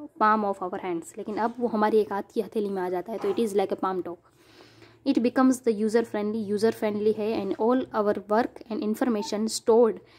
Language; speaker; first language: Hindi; non-native, local second language; Gujarati